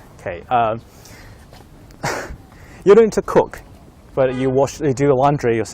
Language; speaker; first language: English; non-native, fluent; Chinese